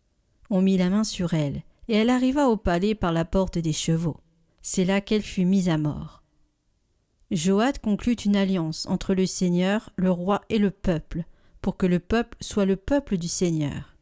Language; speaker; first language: French; native; French